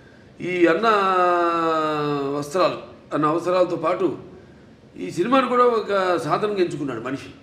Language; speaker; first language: Telugu; native; Telugu